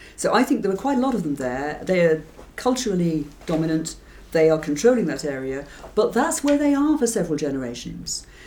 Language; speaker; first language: English; native; English